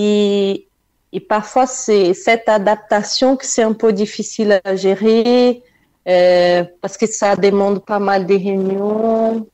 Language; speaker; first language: French; non-native, fluent; Portuguese